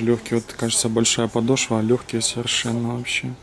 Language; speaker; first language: Russian; native; Russian